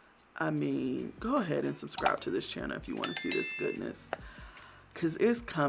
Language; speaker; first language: English; native; English